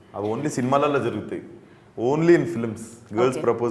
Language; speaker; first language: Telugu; native; Telugu